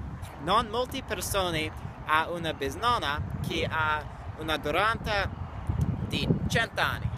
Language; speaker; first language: Italian; non-native, learner; English